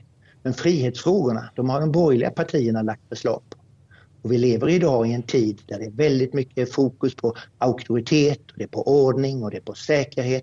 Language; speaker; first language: Swedish; native; Swedish